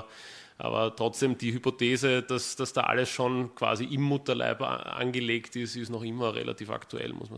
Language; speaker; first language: German; native; German